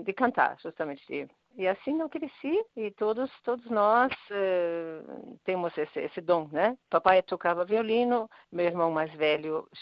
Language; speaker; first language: Portuguese; non-native, fluent; German